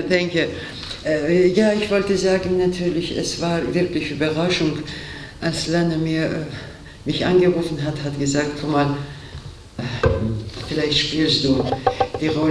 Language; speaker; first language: German; non-native, fluent; Georgian